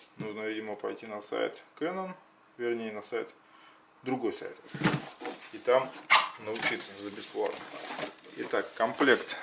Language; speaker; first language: Russian; native; Russian